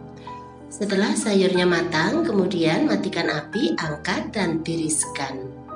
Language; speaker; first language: Indonesian; native; Indonesian